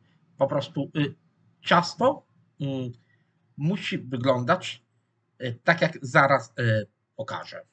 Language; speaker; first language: Polish; non-native, fluent; Italian